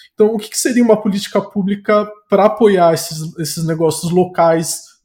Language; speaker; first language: Portuguese; native; Portuguese